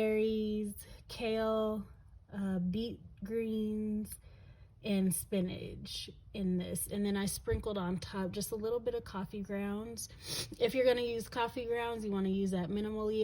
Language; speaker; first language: English; native; English